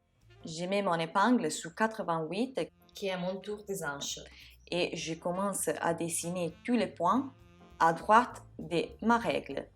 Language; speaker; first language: French; non-native, fluent; Italian